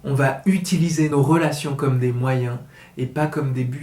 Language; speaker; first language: French; native; French